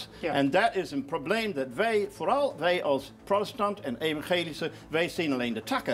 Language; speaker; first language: Dutch; non-native, fluent; English